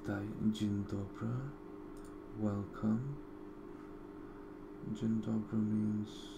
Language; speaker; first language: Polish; non-native, learner; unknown